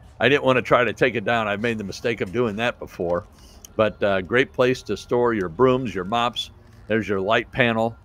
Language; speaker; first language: English; native; English